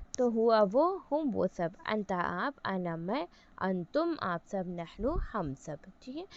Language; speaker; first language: Urdu; native; Urdu